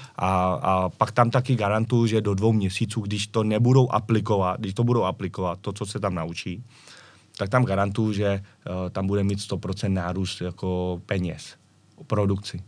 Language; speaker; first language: Czech; early bilingual, other home language; Vietnamese